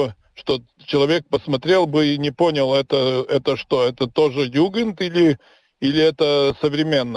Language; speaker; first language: Russian; non-native, local second language; Latvian